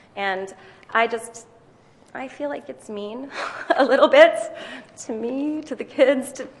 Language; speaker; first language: English; native; English